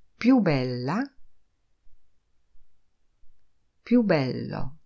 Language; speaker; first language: Italian; non-native, fluent; Polish